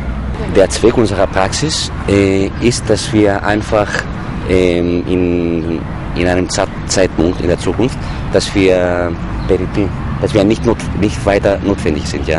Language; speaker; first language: German; non-native, fluent; Greek